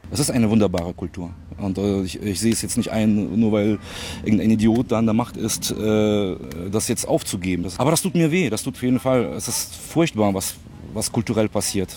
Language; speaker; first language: German; early bilingual, other home language; Russian